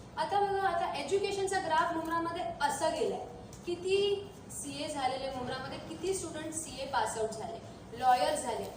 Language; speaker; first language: Marathi; non-native, local second language; Urdu